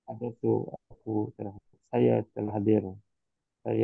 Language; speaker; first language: Indonesian; non-native, learner; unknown